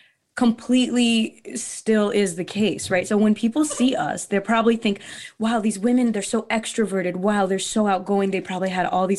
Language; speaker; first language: English; early bilingual, other home language; Portuguese